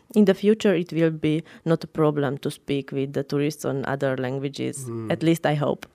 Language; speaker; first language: English; non-native, learner; Romanian